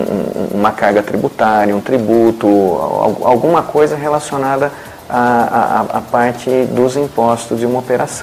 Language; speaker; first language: Portuguese; native; Portuguese